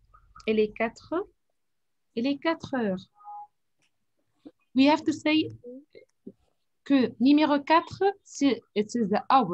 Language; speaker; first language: French; non-native, fluent; Arabic